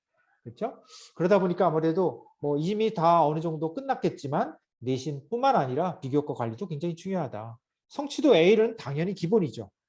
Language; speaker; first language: Korean; native; Korean